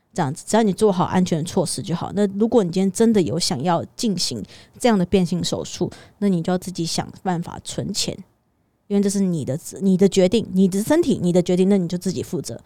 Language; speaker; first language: Chinese; native; Chinese